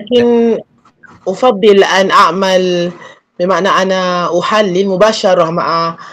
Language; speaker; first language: Arabic; non-native, fluent; Malay